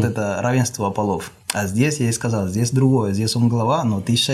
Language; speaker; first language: Russian; non-native, fluent; Spanish